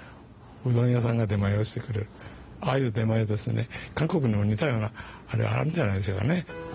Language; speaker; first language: Japanese; native; Japanese